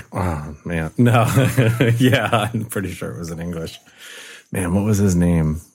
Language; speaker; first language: English; native; English